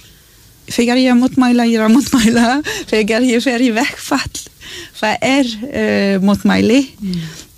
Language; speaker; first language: Icelandic; non-native, learner; French